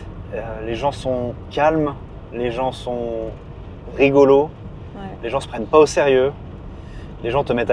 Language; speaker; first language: French; native; French